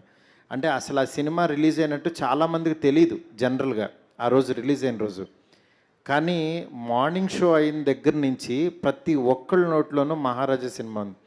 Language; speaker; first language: Telugu; native; Telugu